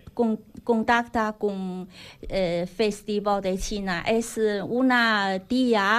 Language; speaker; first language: Spanish; non-native, learner; Chinese